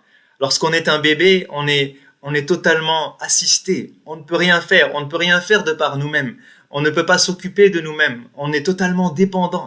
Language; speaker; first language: French; native; French